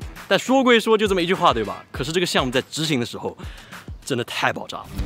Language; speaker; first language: Chinese; native; Chinese